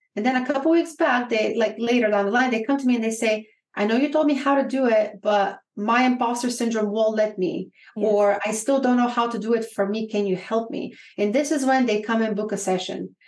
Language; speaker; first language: English; non-native, fluent; Bulgarian